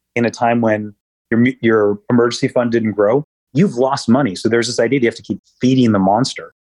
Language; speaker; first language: English; native; English